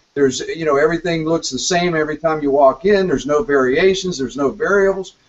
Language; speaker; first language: English; native; English